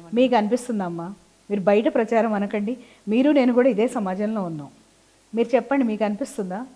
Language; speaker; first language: Telugu; native; Telugu